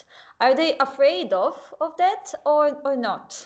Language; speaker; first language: English; non-native, fluent; Serbian